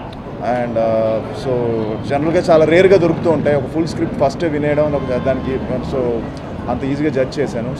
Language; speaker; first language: Telugu; native; Telugu